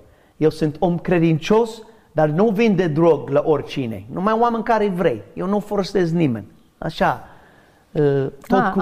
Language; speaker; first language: Romanian; non-native, learner; English